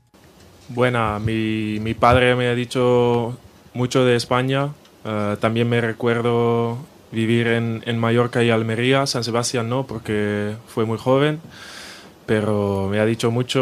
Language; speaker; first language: Spanish; non-native, fluent; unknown